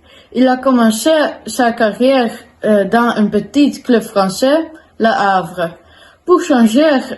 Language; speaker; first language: French; non-native, learner; Dutch